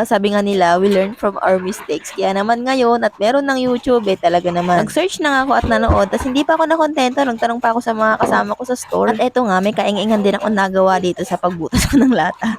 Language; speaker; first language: Filipino; native; Filipino